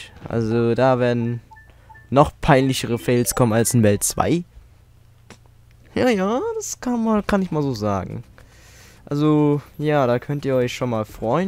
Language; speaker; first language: German; native; German